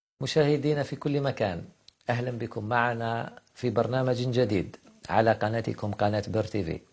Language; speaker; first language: Arabic; native; Arabic